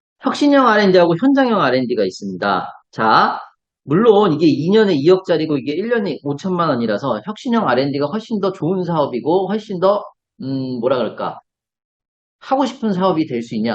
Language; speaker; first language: Korean; native; Korean